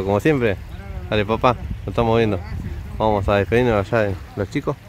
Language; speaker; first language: Spanish; native; Spanish